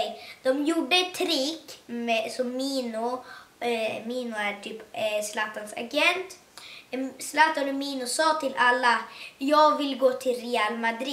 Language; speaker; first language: Swedish; early bilingual, other home language; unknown